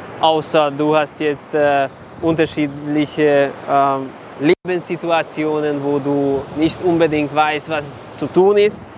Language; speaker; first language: German; non-native, fluent; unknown